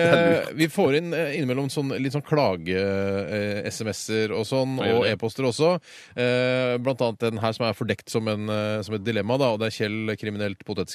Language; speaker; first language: Norwegian; native; Norwegian